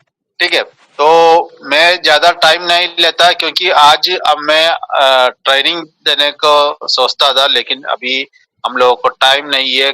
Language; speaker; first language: Hindi; non-native, local second language; Malayalam